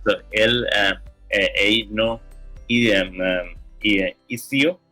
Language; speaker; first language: Spanish; non-native, learner; English